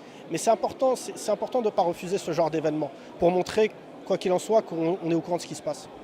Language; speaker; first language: French; native; French